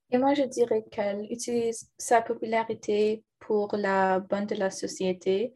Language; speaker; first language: French; non-native, learner; English